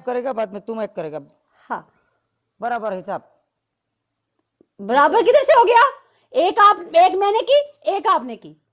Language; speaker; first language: Hindi; non-native, learner; Bangla